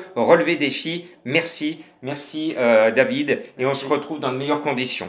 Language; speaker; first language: French; native; French